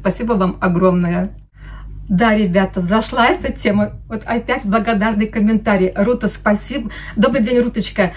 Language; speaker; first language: Russian; non-native, local second language; Lithuanian